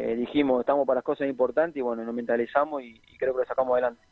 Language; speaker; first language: Spanish; native; Spanish